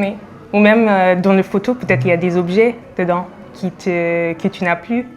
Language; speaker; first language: French; non-native, fluent; English